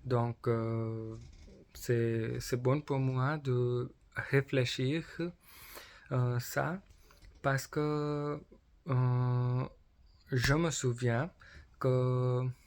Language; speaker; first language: French; non-native, learner; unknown